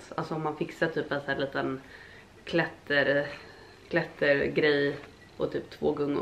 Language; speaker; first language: Swedish; native; Swedish